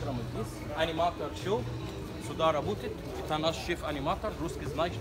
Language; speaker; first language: Russian; non-native, learner; Arabic